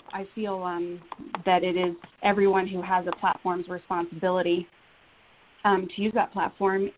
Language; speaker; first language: English; early bilingual, other home language; Romanian